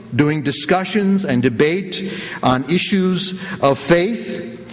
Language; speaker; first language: English; native; English